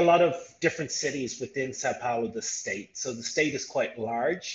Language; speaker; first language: English; native; English